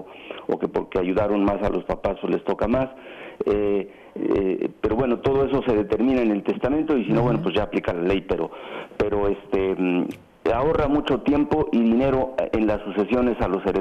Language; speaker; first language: Spanish; native; Spanish